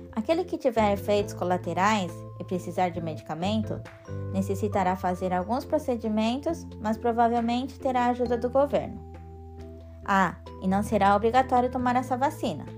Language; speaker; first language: Portuguese; non-native, fluent; Japanese